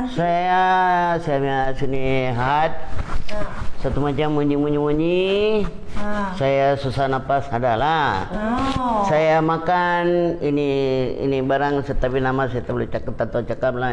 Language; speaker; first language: Indonesian; non-native, local second language; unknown